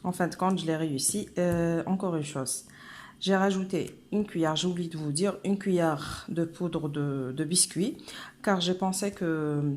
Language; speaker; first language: French; non-native, local second language; Arabic